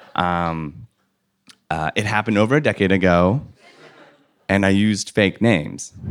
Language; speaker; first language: English; native; English